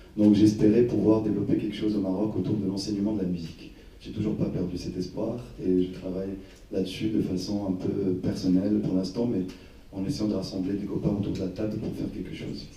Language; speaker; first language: French; non-native, local second language; Arabic